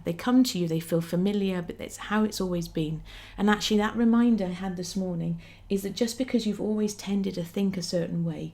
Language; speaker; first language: English; native; English